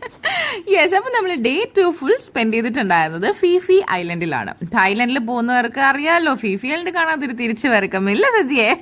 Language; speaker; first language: Malayalam; native; Malayalam